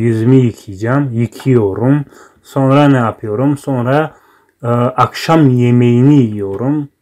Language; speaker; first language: Turkish; non-native, fluent; Tajik